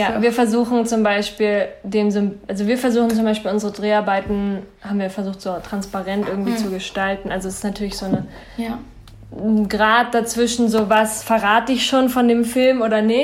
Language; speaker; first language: German; non-native, fluent; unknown